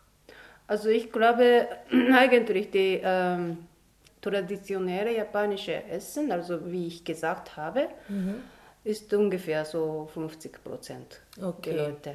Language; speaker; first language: German; non-native, fluent; Japanese